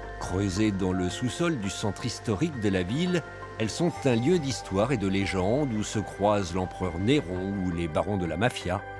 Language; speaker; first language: French; native; French